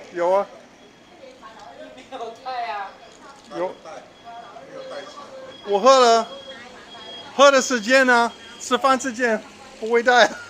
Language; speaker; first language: Chinese; non-native, learner; English